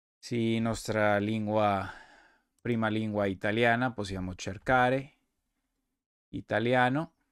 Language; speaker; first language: Italian; non-native, learner; Spanish